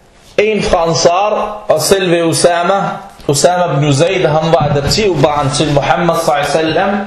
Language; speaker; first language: Danish; non-native, fluent; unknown